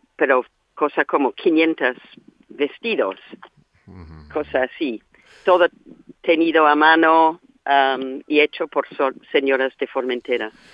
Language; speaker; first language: Spanish; non-native, fluent; English